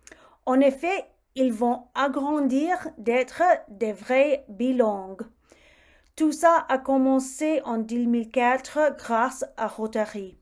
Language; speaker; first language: French; non-native, fluent; English